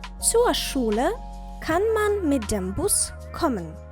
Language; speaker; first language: German; non-native, fluent; Ukrainian